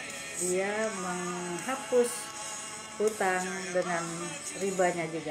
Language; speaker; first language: Indonesian; native; Indonesian